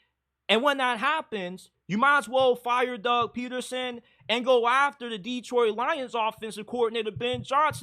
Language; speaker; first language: English; native; English